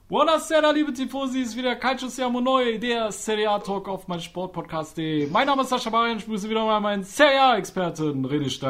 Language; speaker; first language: German; native; German